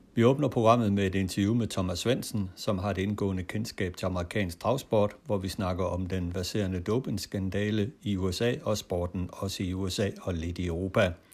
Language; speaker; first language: Danish; native; Danish